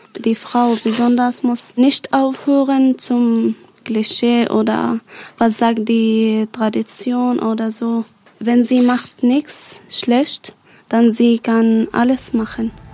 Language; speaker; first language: German; non-native, learner; Arabic